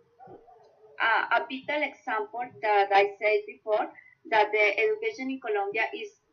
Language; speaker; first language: English; non-native, learner; Spanish